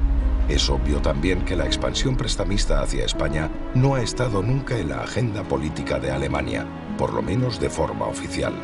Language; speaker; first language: Spanish; native; Spanish